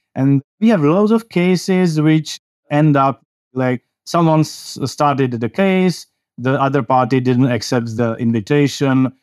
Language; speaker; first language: English; non-native, fluent; Czech